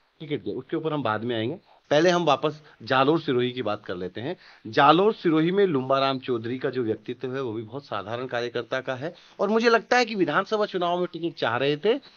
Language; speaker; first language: Hindi; native; Hindi